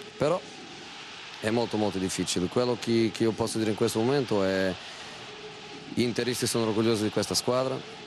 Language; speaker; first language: Italian; non-native, fluent; Portuguese